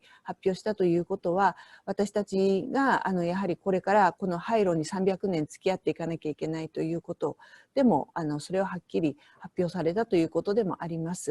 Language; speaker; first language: Japanese; native; Japanese